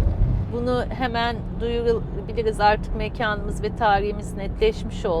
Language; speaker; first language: Turkish; native; Turkish